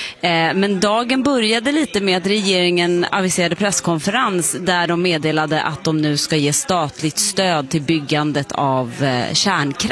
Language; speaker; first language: Swedish; native; Swedish